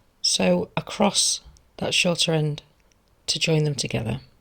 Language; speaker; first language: English; native; English